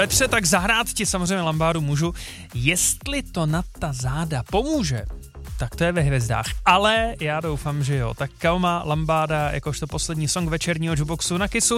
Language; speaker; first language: Czech; native; Czech